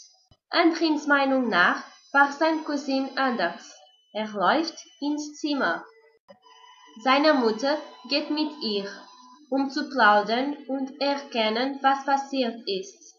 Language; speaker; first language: German; non-native, learner; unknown